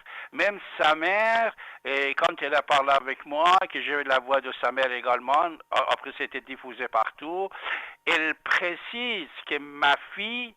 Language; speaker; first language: French; non-native, fluent; Persian